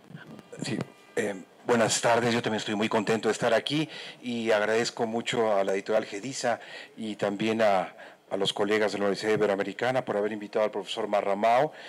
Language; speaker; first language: Spanish; native; Spanish